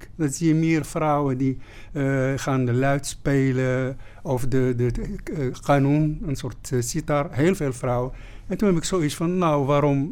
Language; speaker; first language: Dutch; non-native, fluent; Arabic